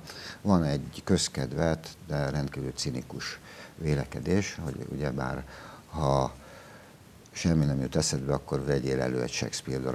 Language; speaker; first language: Hungarian; native; Hungarian